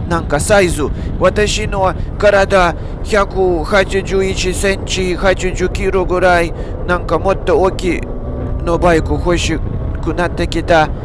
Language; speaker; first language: Japanese; non-native, learner; Russian